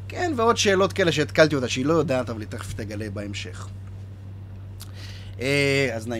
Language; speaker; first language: Hebrew; native; Hebrew